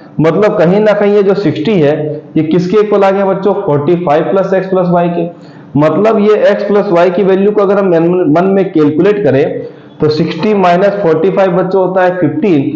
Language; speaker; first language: Hindi; native; Hindi